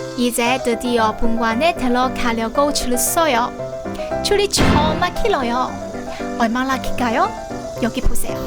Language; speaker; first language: Korean; non-native, learner; Cantonese